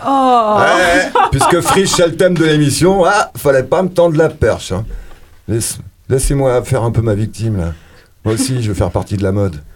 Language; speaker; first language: French; native; French